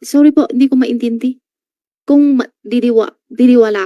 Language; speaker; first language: Filipino; non-native, learner; Chinese